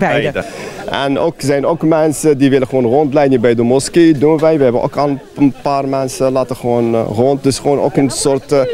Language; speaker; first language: Dutch; non-native, fluent; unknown